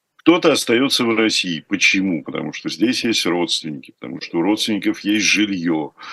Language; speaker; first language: Russian; native; Russian